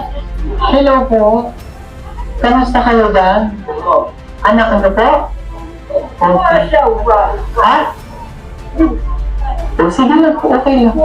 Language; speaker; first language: Filipino; non-native, local second language; Cebuano